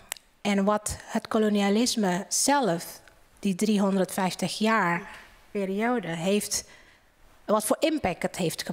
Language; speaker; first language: Dutch; non-native, fluent; Indonesian